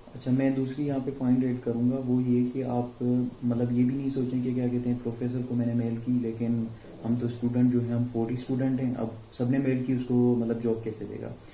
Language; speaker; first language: Urdu; non-native, local second language; Sindhi